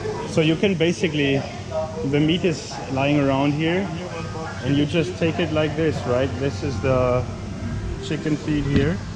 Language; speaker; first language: English; non-native, fluent; German